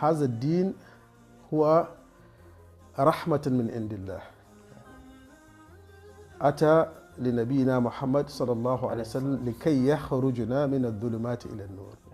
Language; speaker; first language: Arabic; non-native, fluent; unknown